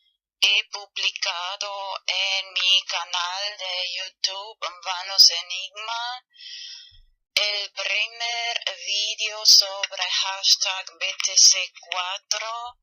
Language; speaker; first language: Spanish; non-native, fluent; German